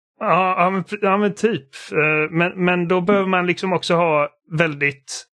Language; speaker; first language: Swedish; native; Swedish